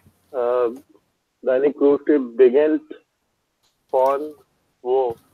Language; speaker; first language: German; non-native, learner; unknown